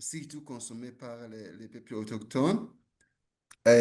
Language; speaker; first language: French; non-native, local second language; Rundi